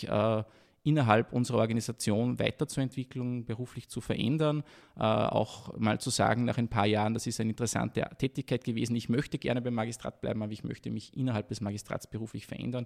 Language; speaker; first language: German; native; German